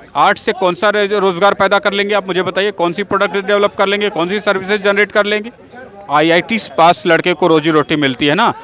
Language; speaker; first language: Hindi; native; Hindi